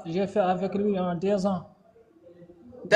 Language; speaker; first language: French; non-native, learner; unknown